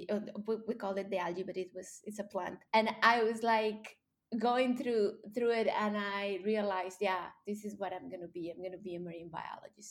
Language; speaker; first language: English; non-native, fluent; Spanish